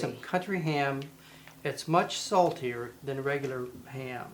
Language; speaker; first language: English; native; English